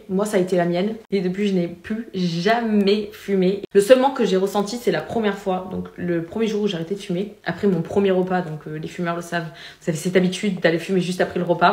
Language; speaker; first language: French; native; French